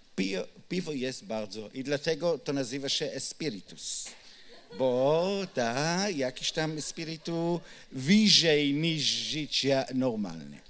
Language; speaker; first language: Polish; non-native, learner; Hebrew